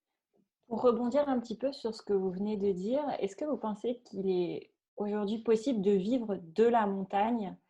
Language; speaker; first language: French; native; French